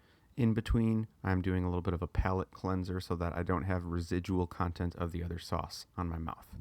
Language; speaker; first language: English; native; English